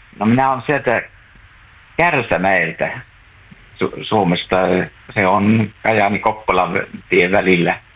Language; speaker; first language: Finnish; native; Finnish